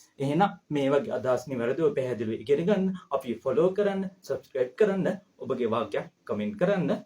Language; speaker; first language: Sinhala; native; Sinhala